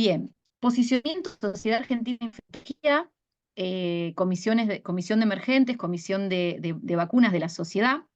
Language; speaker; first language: Spanish; native; Spanish